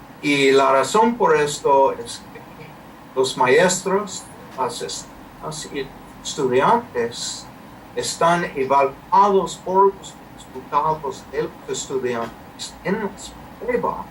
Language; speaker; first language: Spanish; non-native, fluent; English